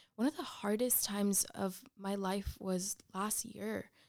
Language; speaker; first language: English; early bilingual, other home language; Spanish